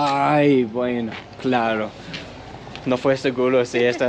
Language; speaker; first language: Spanish; non-native, learner; English